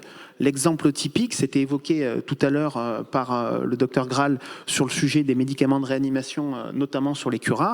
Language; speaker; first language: French; native; French